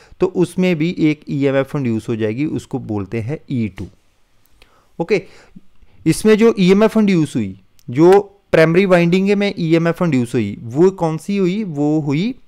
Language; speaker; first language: Hindi; non-native, local second language; Punjabi